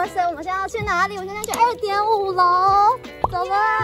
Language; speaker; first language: Chinese; native; Chinese